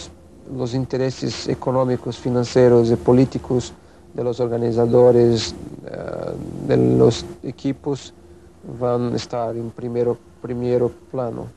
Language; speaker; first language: Spanish; non-native, fluent; Portuguese